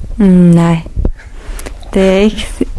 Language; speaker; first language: Danish; non-native, learner; Persian